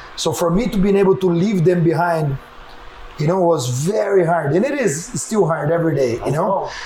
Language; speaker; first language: English; non-native, fluent; Portuguese